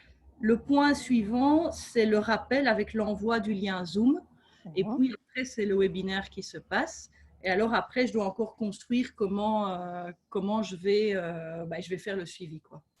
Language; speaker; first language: French; native; French